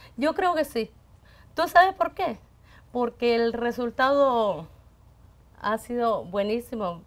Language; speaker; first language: Spanish; native; Spanish